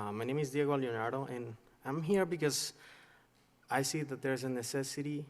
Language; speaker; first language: English; non-native, fluent; Spanish